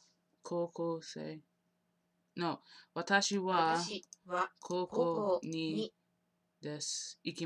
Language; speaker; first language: Japanese; non-native, learner; English